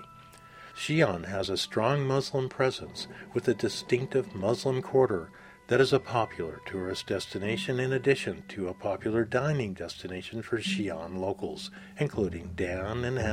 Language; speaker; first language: English; native; English